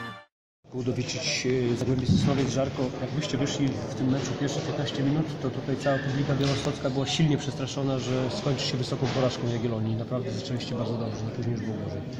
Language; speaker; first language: Polish; native; Polish